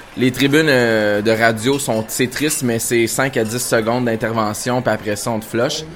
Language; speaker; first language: French; native; French